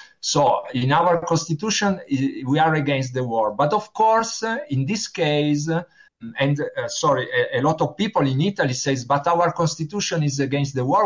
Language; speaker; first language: English; non-native, learner; Italian